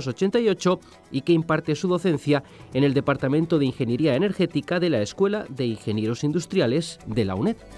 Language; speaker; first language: Spanish; native; Spanish